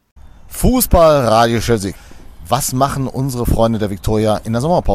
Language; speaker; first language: German; native; German